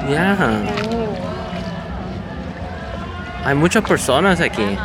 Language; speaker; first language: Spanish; non-native, learner; Korean